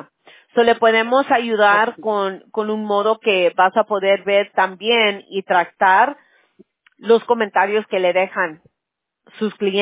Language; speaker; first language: Spanish; early bilingual, heritage; Spanish